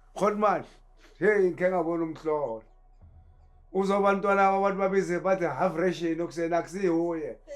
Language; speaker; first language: Zulu; native; Zulu